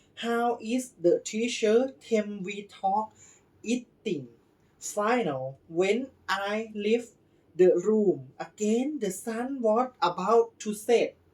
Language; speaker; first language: English; non-native, learner; Thai